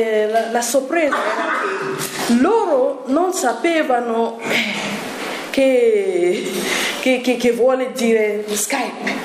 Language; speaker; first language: Italian; non-native, learner; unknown